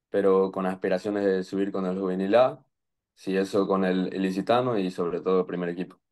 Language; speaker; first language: Spanish; native; Spanish